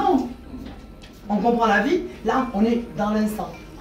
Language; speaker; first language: French; native; French